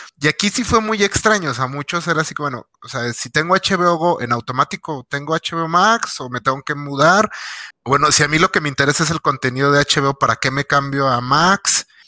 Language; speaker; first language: Spanish; native; Spanish